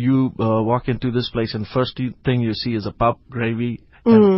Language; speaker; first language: English; non-native, local second language; Urdu